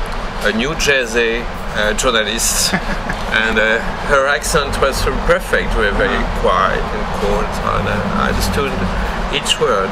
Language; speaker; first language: English; non-native, learner; French